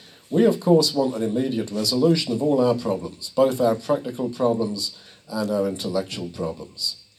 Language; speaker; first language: English; native; English